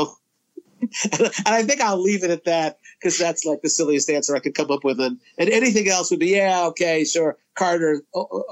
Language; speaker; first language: English; native; English